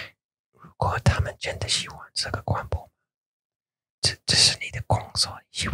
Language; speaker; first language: Chinese; non-native, learner; English